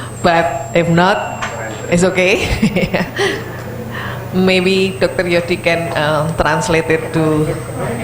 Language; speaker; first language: English; non-native, fluent; Indonesian